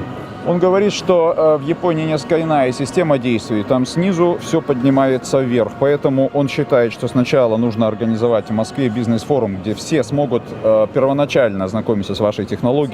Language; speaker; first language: Russian; native; Russian